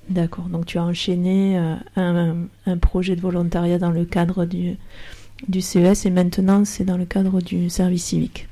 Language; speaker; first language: French; native; French